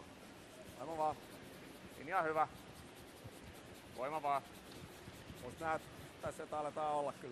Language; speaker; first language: Finnish; native; Finnish